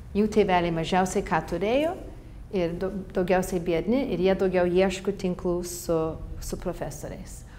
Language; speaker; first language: Lithuanian; early bilingual, heritage; Lithuanian